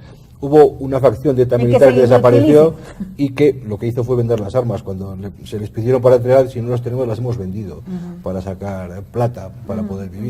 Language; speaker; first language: Spanish; native; Spanish